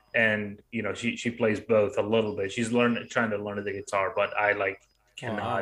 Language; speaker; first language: English; non-native, fluent; Arabic